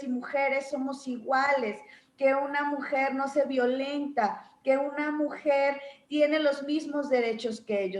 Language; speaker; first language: Spanish; native; Spanish